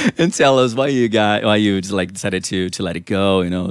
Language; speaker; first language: English; non-native, fluent; Portuguese